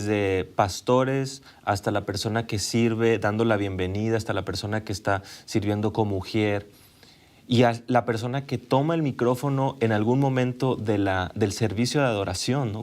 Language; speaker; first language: Spanish; native; Spanish